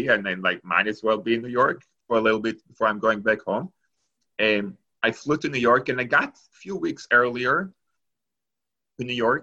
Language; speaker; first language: English; non-native, fluent; Hebrew